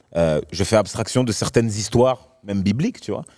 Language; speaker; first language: French; native; French